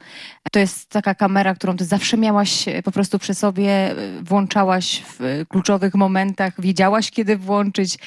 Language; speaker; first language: Polish; native; Polish